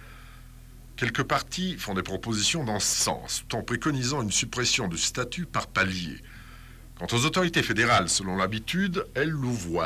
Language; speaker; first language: French; native; French